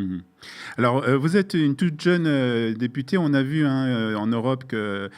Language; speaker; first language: French; native; French